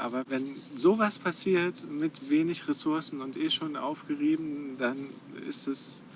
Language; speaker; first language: German; native; German